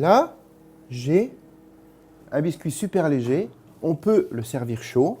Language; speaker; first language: French; native; French